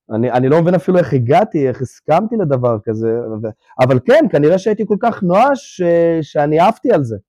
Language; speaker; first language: Hebrew; early bilingual, other home language; Russian